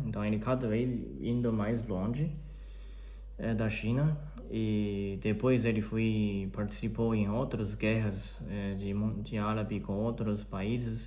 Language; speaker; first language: Portuguese; non-native, learner; Chinese